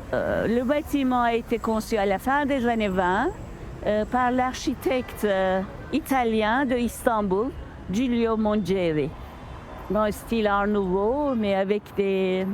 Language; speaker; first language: French; non-native, fluent; Turkish